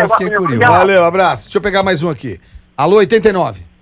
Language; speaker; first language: Portuguese; native; Portuguese